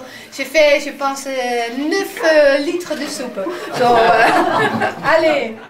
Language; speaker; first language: French; non-native, fluent; Dutch